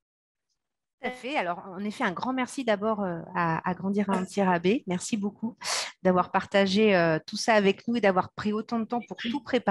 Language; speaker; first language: French; native; French